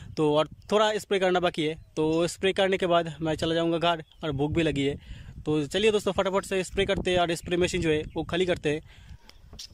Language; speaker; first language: Hindi; non-native, local second language; Bangla